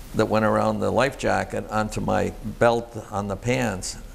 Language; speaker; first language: English; native; English